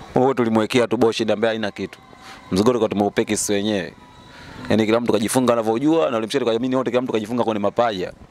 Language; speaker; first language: Swahili; native; Swahili